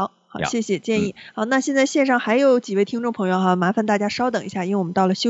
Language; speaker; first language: Chinese; native; Chinese